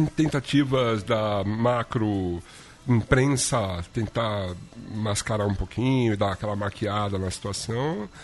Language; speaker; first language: Portuguese; native; Portuguese